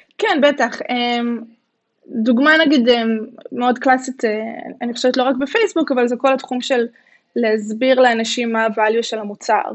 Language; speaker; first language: Hebrew; native; Hebrew